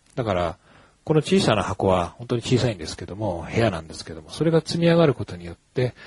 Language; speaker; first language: Japanese; native; Japanese